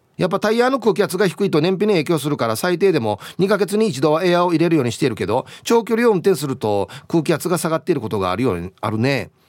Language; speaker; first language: Japanese; native; Japanese